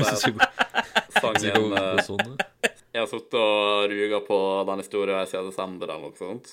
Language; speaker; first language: Norwegian; native; Norwegian